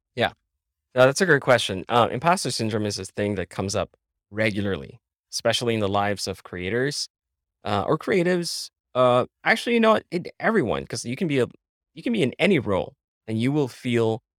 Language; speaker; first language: English; non-native, local second language; Filipino